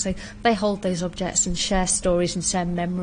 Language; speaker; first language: English; native; English